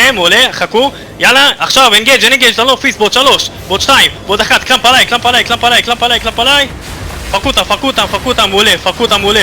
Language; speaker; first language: Hebrew; native; Hebrew